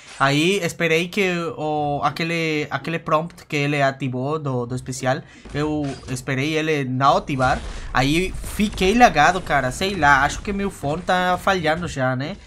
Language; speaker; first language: Portuguese; non-native, fluent; Spanish